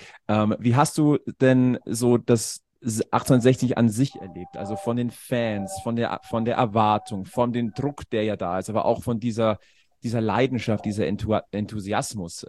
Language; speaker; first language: German; native; German